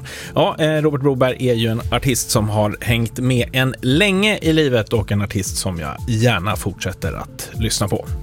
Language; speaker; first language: Swedish; native; Swedish